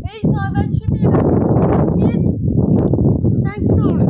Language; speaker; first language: French; native; French